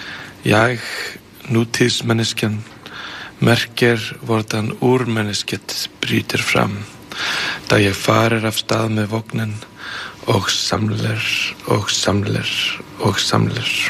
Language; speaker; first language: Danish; non-native, fluent; Icelandic